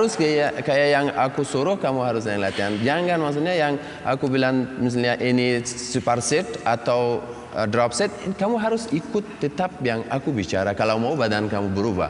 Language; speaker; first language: Indonesian; non-native, learner; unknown